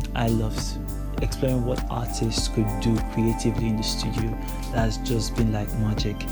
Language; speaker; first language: English; non-native, local second language; Yoruba